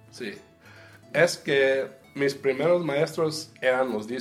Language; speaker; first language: Spanish; early bilingual, heritage; Spanish